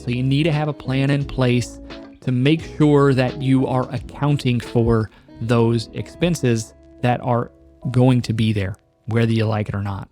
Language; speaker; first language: English; native; English